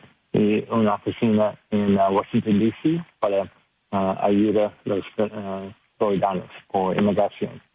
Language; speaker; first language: Spanish; non-native, learner; English